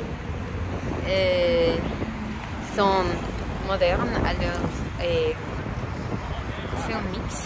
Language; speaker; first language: French; non-native, learner; Spanish